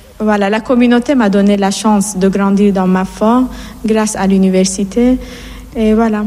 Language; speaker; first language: French; non-native, fluent; Persian